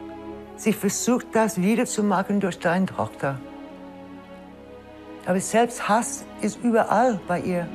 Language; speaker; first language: German; non-native, learner; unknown